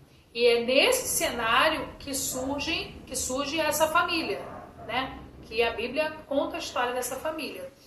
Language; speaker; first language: Portuguese; native; Portuguese